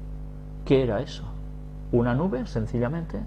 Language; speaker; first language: Spanish; native; Spanish